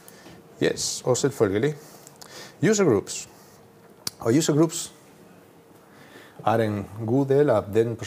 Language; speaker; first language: Norwegian; non-native, learner; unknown